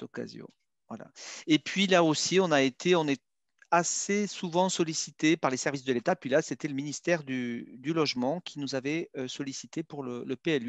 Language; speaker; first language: French; native; French